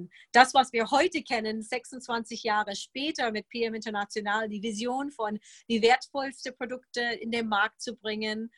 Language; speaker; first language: German; non-native, fluent; English